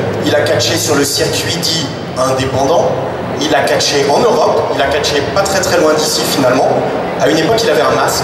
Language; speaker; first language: French; native; French